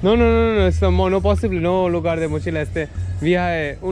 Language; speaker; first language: Spanish; non-native, learner; Hindi